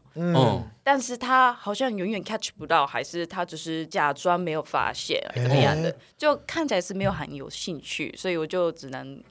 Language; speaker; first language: Chinese; non-native, fluent; Japanese